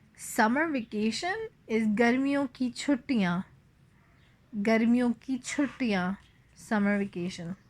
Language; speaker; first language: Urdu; native; Urdu